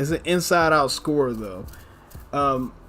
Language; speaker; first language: English; native; English